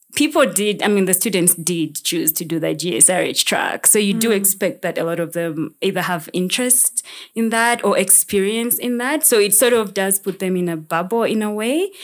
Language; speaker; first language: English; non-native, local second language; Ganda